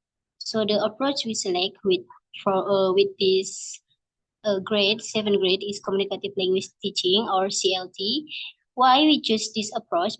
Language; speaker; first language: English; non-native, learner; Indonesian